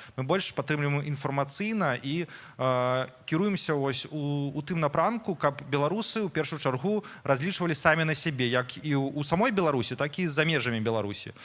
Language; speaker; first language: Belarusian; native; Belarusian